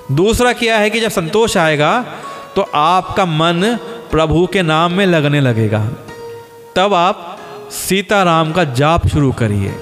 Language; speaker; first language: Hindi; native; Hindi